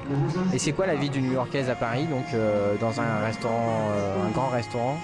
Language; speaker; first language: French; native; French